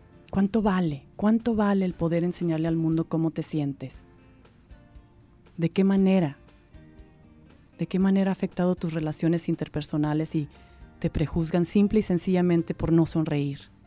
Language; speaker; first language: Spanish; native; Spanish